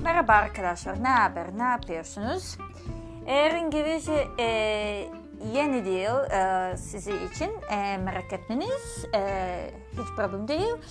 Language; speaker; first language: Turkish; non-native, learner; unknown